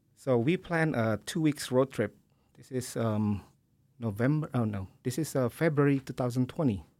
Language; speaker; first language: English; early bilingual, other home language; Indonesian